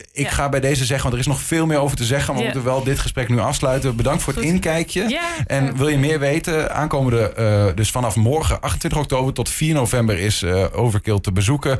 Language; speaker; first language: Dutch; native; Dutch